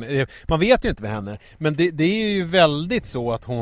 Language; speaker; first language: Swedish; native; Swedish